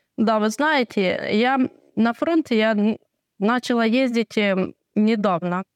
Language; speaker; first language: Russian; non-native, local second language; Ukrainian